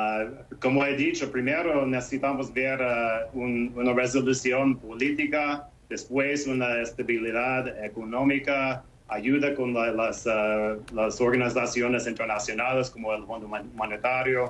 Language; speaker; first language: Spanish; non-native, fluent; English